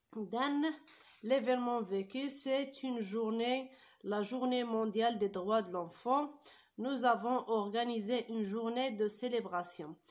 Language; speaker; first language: French; non-native, local second language; Arabic